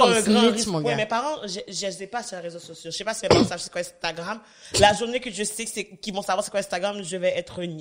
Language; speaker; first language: French; native; French